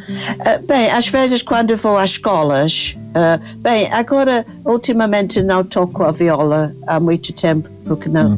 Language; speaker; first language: Portuguese; non-native, fluent; English